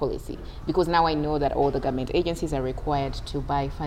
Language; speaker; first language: English; non-native, local second language; Ganda